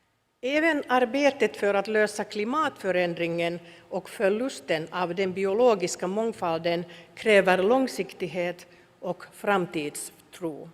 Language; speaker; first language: Swedish; non-native, local second language; Finnish